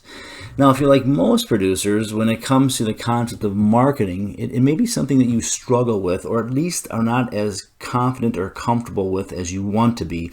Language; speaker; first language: English; native; English